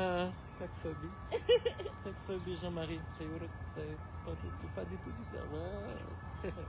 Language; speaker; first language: French; native; French